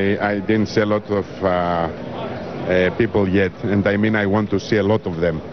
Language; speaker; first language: English; non-native, fluent; Greek